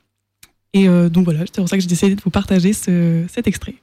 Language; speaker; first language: French; native; French